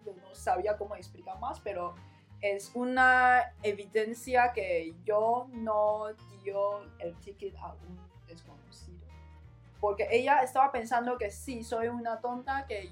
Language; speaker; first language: Spanish; non-native, learner; Chinese